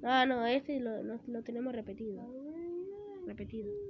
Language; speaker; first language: Spanish; native; Spanish